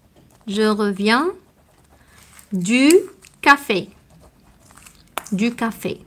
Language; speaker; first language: French; non-native, local second language; Arabic